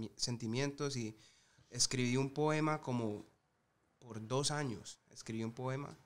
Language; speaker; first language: Spanish; early bilingual, heritage; Spanish